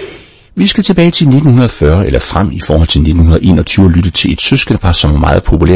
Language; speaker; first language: Danish; native; Danish